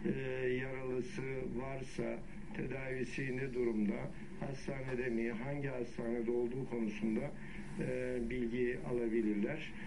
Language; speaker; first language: Turkish; native; Turkish